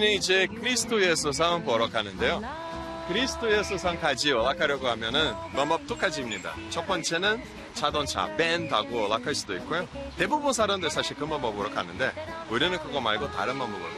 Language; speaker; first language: Korean; non-native, fluent; Portuguese